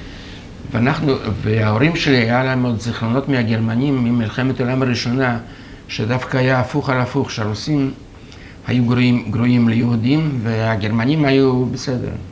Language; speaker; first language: Hebrew; non-native, fluent; Yiddish